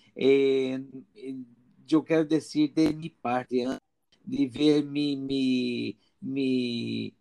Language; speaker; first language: Spanish; non-native, learner; Portuguese